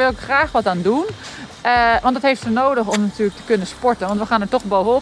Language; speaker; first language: Dutch; native; Dutch